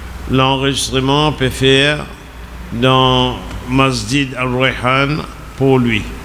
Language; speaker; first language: French; non-native, local second language; Morisyen